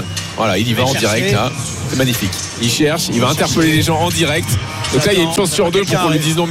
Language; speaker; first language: French; native; French